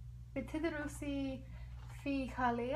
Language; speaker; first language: Arabic; non-native, learner; English